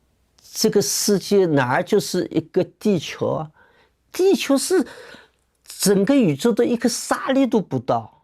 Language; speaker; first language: Chinese; native; Chinese